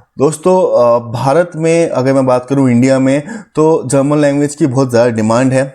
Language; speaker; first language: Hindi; native; Hindi